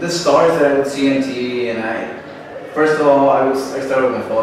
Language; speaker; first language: English; early bilingual, other home language; Spanish